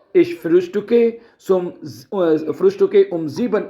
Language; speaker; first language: German; non-native, fluent; Urdu